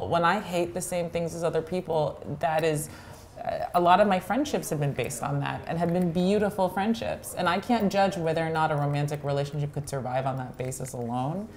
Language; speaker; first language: English; native; English